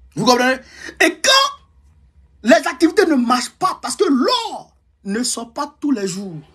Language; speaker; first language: French; non-native, local second language; Dyula